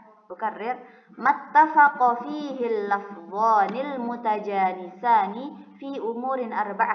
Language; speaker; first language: Arabic; non-native, fluent; Indonesian